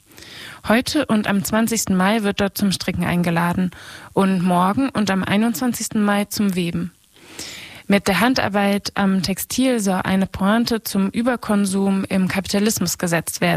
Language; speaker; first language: German; native; German